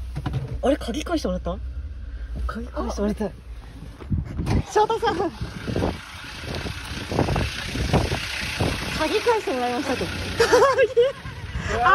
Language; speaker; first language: Japanese; native; Japanese